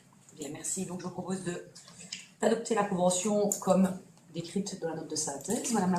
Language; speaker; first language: French; native; French